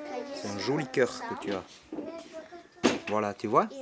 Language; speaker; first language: French; native; French